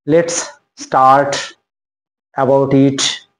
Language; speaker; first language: English; non-native, local second language; Bangla